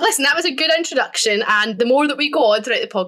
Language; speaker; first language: English; native; English